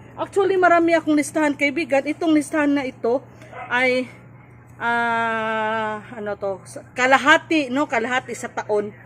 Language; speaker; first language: Filipino; native; Filipino